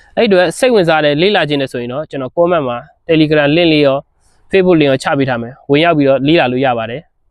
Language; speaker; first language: Burmese; native; Burmese